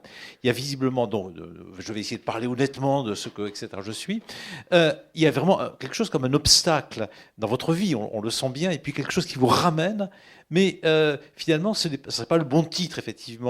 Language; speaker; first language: French; native; French